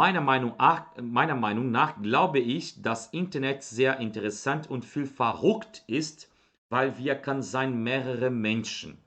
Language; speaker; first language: German; non-native, fluent; Portuguese